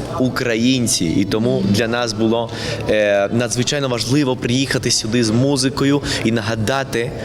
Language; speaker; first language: Ukrainian; non-native, fluent; Spanish